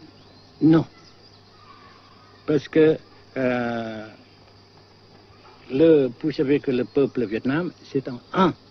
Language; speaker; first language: French; non-native, fluent; Vietnamese